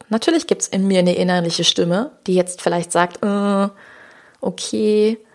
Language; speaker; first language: German; native; German